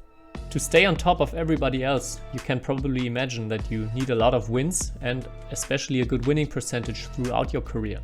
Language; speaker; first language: English; non-native, fluent; German